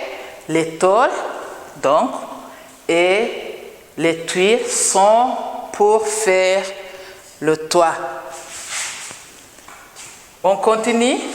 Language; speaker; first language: French; non-native, local second language; Kinyarwanda